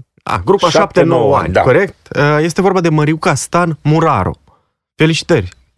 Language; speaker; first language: Romanian; native; Romanian